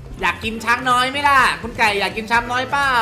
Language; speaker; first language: Thai; native; Thai